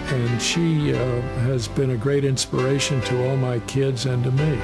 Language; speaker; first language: English; native; English